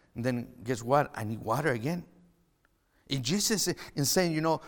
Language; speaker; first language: English; non-native, fluent; Spanish